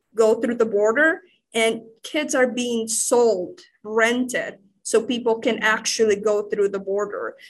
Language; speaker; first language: English; non-native, fluent; Spanish